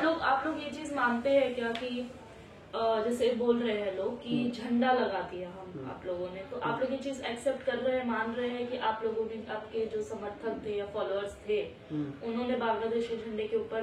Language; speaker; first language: Hindi; native; Hindi